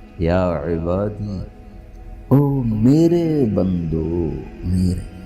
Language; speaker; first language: Urdu; non-native, local second language; Punjabi